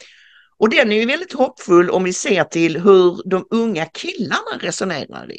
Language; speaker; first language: Swedish; native; Swedish